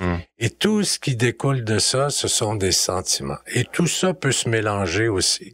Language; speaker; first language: French; native; French